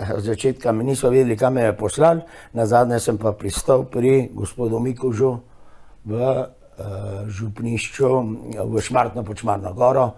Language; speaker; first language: Slovenian; early bilingual, heritage; Slovenian